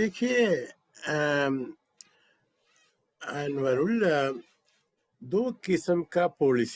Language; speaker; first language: Hindi; non-native, local second language; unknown